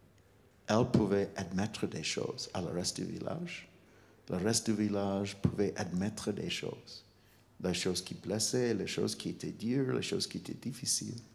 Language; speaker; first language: French; non-native, fluent; English